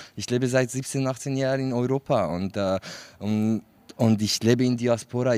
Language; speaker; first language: German; non-native, fluent; Kurdish